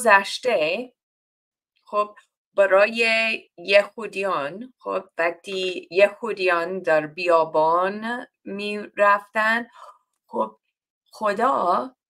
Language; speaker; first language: Persian; non-native, learner; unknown